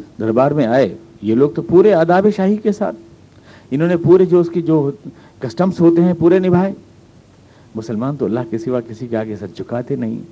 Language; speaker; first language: Urdu; native; Urdu